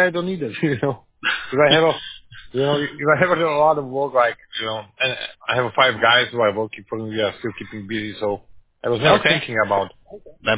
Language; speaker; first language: English; non-native, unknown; Slovak